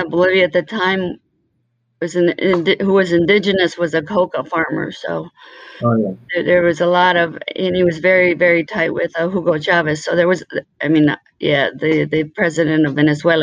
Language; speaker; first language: English; early bilingual, other home language; Spanish